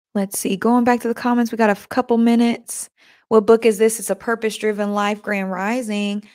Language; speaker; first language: English; native; English